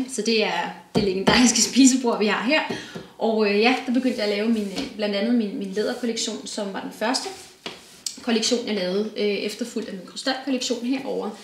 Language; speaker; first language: Danish; native; Danish